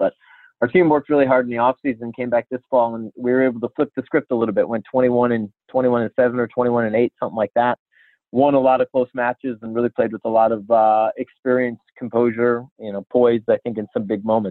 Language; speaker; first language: English; native; English